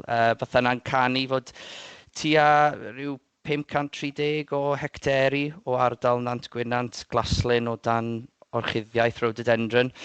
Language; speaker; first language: Welsh; native; Welsh